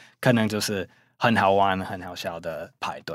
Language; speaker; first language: Chinese; non-native, fluent; English